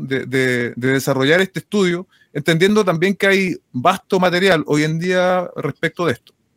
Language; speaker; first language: Spanish; native; Spanish